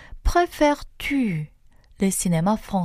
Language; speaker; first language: French; non-native, fluent; Korean